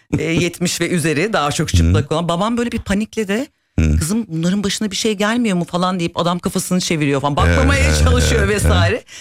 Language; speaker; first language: Turkish; native; Turkish